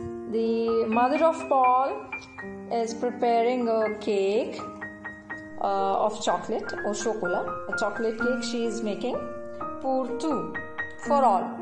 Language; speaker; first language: English; non-native, local second language; Punjabi